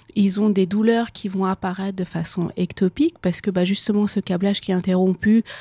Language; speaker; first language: French; early bilingual, other home language; Persian